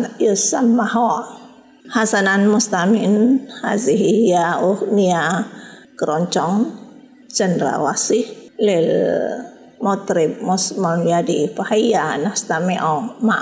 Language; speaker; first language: Arabic; non-native, fluent; Indonesian